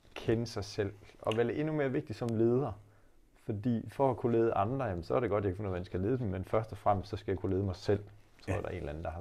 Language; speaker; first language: Danish; native; Danish